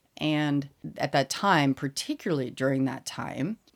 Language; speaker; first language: English; native; English